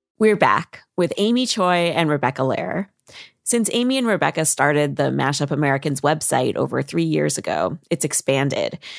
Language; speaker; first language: English; native; English